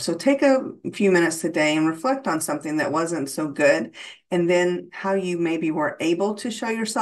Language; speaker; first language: English; native; English